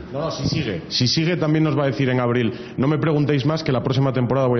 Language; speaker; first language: Spanish; native; Spanish